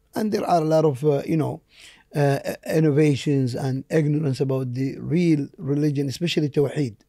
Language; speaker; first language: English; non-native, fluent; Arabic